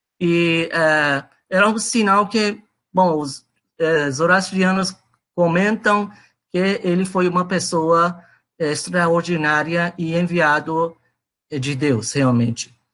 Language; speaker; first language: Portuguese; non-native, fluent; Persian